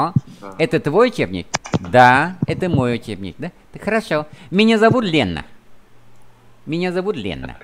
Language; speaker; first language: Russian; non-native, fluent; Vietnamese